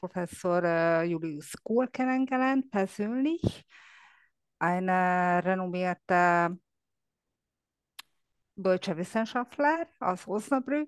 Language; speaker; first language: German; non-native, fluent; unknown